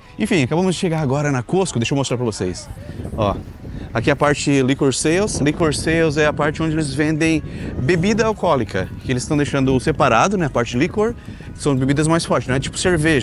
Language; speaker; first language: Portuguese; native; Portuguese